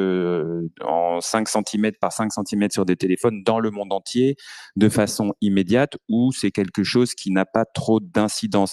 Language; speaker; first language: French; native; French